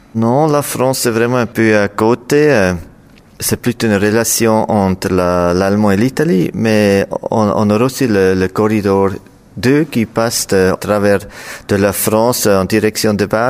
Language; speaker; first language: French; non-native, local second language; German